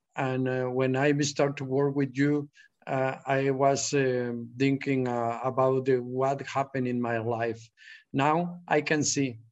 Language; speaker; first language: English; non-native, learner; Spanish